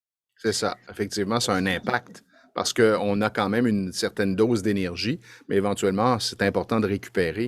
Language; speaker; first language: French; native; French